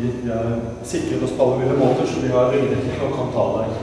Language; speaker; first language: Norwegian; native; Norwegian